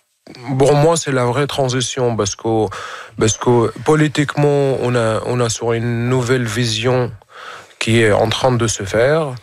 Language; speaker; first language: French; non-native, fluent; Arabic